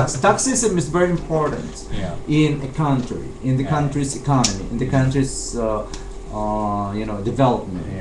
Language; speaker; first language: English; non-native, fluent; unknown